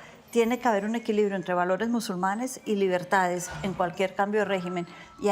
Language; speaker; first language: Spanish; native; Spanish